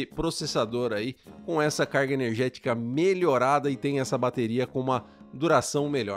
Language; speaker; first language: Portuguese; native; Portuguese